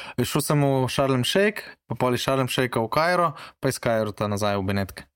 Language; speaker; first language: Slovenian; native; Slovenian